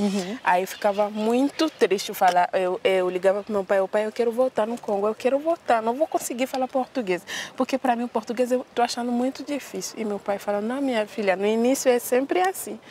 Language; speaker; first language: Portuguese; non-native, fluent; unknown